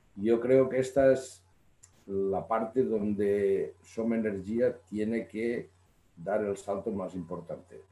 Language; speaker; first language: Spanish; native; Spanish